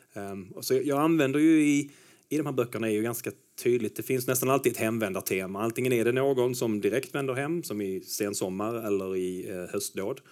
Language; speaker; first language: Swedish; native; Swedish